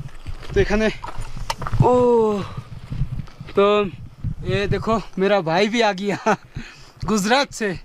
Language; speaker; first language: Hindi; non-native, learner; Bangla